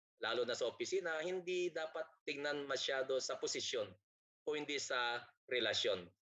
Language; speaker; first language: Filipino; non-native, local second language; Iloko